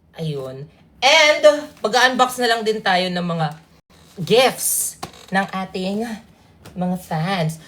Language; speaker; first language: Filipino; non-native, local second language; Cebuano